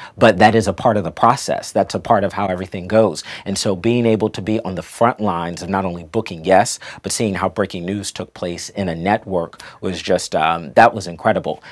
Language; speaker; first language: English; native; English